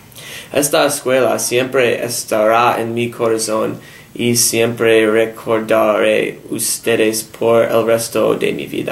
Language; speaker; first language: Spanish; non-native, learner; English